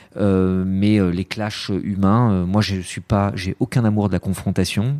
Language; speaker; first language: French; early bilingual, other home language; Arabic